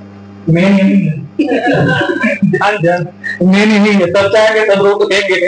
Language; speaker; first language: Hindi; native; Hindi